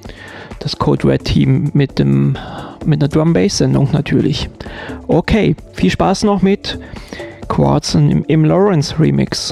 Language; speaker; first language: German; native; German